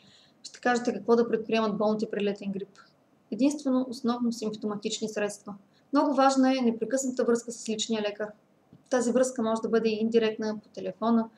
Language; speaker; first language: Bulgarian; native; Bulgarian